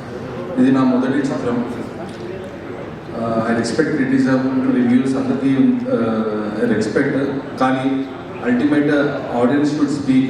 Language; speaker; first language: Telugu; native; Telugu